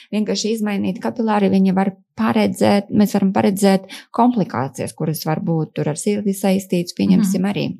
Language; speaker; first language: Latvian; non-native, local second language; Russian